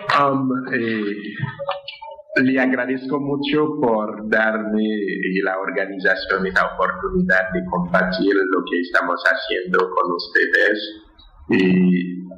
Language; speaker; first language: Spanish; non-native, fluent; Haitian Creole